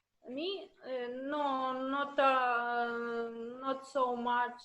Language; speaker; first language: English; non-native, learner; Russian